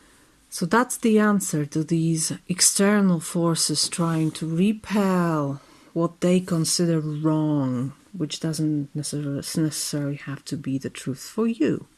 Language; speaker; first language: English; non-native, fluent; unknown